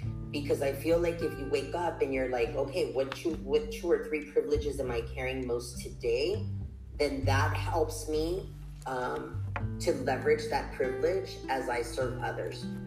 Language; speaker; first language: English; early bilingual, other home language; Spanish